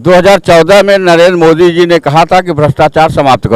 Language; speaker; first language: Hindi; native; Hindi